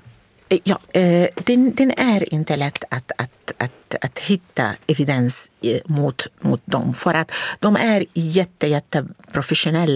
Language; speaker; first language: Swedish; non-native, learner; Arabic